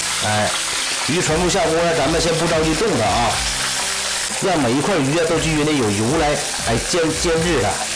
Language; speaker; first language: Chinese; native; Chinese